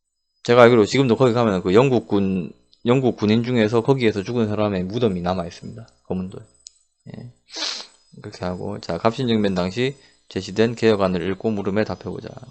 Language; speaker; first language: Korean; native; Korean